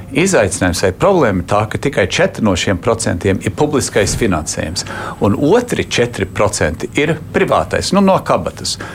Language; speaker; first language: Latvian; early bilingual, heritage; Latvian